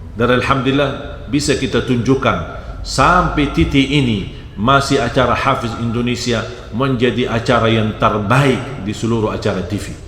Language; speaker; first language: Malay; non-native, fluent; Arabic